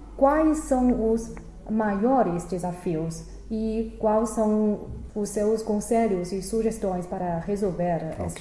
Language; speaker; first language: Portuguese; non-native, fluent; Chinese